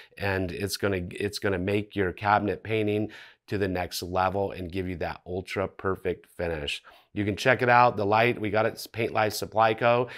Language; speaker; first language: English; native; English